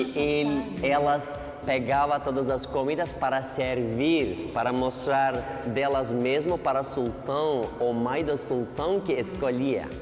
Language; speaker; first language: Portuguese; non-native, learner; Turkish